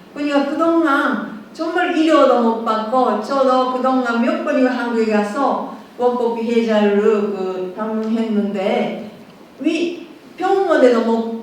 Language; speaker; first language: Korean; non-native, fluent; Japanese